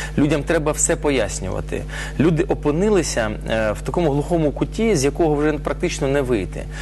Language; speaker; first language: Ukrainian; non-native, local second language; Russian